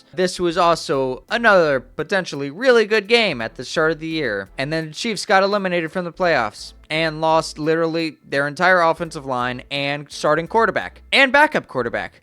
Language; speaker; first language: English; native; English